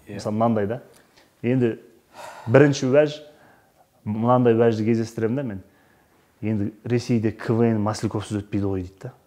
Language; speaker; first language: Kazakh; native; Kazakh